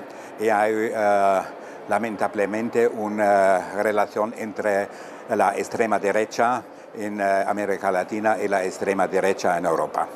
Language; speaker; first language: Spanish; non-native, fluent; German